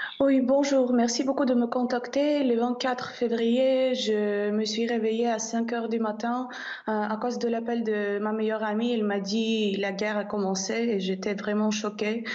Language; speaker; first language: French; non-native, fluent; Ukrainian